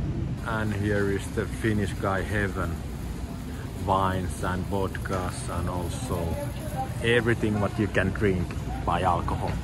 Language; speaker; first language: English; non-native, learner; Finnish